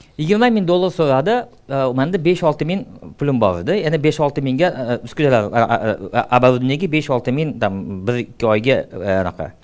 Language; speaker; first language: Uzbek; native; Uzbek